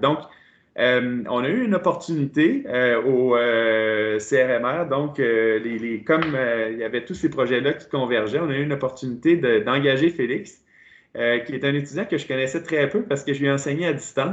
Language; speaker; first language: French; native; French